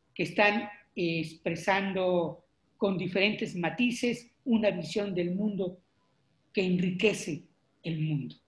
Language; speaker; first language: Spanish; native; Spanish